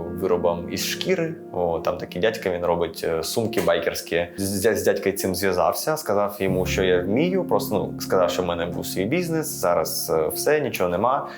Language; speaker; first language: Ukrainian; non-native, local second language; Russian